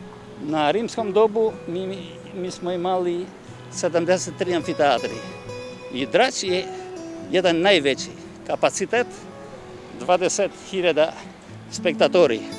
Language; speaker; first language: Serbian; non-native, learner; Albanian